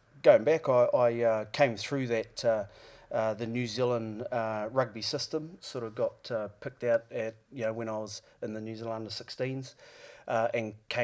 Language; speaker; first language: English; native; English